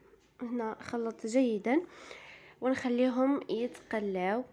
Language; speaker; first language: Arabic; native; Arabic